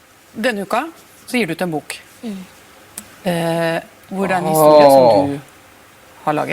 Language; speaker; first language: Norwegian; native; Norwegian